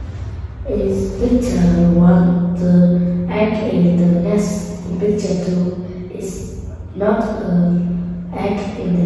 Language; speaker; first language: English; non-native, learner; Vietnamese